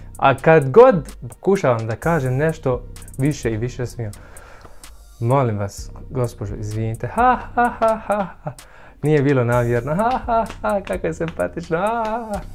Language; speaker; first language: Bosnian; non-native, fluent; Arabic